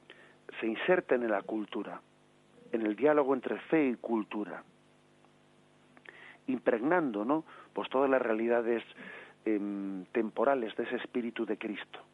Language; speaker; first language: Spanish; native; Spanish